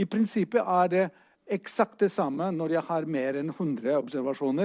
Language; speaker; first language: Norwegian; non-native, fluent; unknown